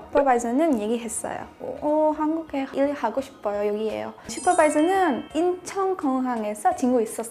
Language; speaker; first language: Korean; non-native, learner; Spanish